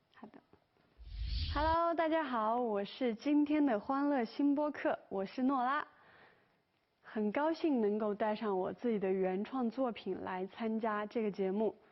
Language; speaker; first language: Chinese; non-native, local second language; Tibetan